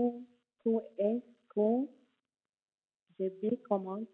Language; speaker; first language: French; non-native, learner; Arabic